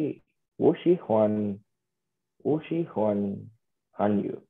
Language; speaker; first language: Chinese; non-native, learner; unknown